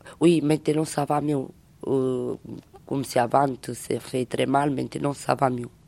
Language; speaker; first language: French; non-native, learner; Romanian